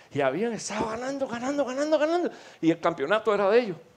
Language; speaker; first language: Spanish; native; Spanish